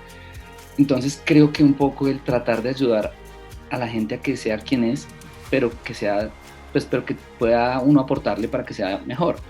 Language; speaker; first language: Spanish; native; Spanish